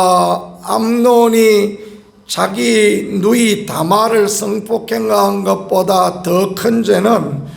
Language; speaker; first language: Korean; native; Korean